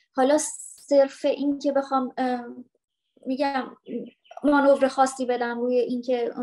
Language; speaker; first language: Persian; native; Persian